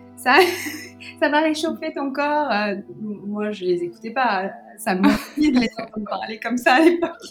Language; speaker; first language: French; early bilingual, other home language; Sinhala